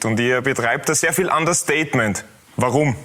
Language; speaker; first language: German; native; German